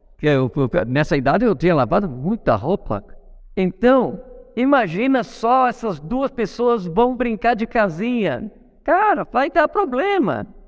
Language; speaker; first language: Portuguese; native; Portuguese